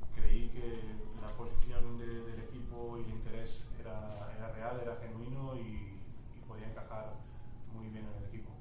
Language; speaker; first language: Spanish; native; Spanish